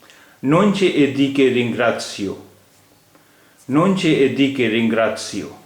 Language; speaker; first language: Italian; non-native, fluent; Hindi